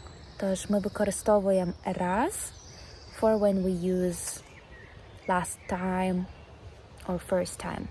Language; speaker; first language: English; non-native, fluent; Ukrainian